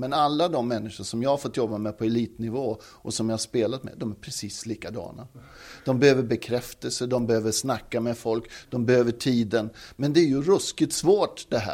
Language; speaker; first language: Swedish; native; Swedish